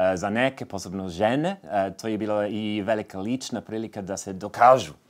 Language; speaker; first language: Serbian; non-native, fluent; English